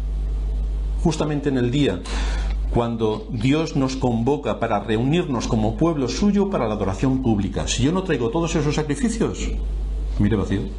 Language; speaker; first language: Spanish; native; Spanish